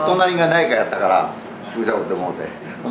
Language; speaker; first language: Japanese; native; Japanese